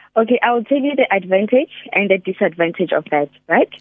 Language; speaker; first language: English; non-native, local second language; Northern Sotho